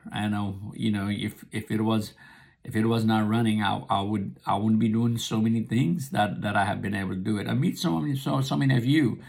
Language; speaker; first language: English; non-native, local second language; Nepali